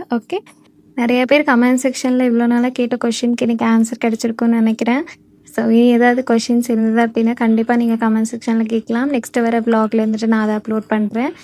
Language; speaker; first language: Tamil; non-native, local second language; Malayalam